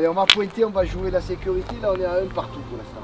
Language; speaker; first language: French; native; French